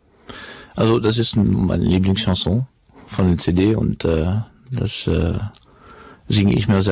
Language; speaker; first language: German; non-native, fluent; French